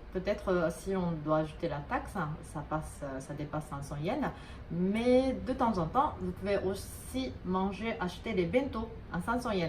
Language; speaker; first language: French; non-native, fluent; Japanese